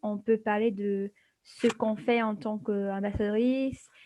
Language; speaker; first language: French; non-native, fluent; English